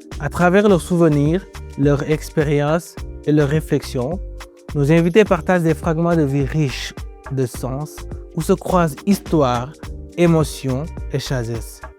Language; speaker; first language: French; native; French